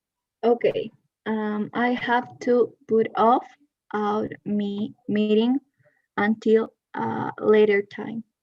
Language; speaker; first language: English; non-native, learner; Spanish